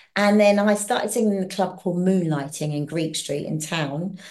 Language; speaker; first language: English; native; English